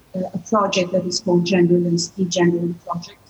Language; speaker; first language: English; non-native, fluent; Italian